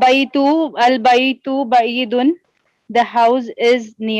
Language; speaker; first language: English; non-native, learner; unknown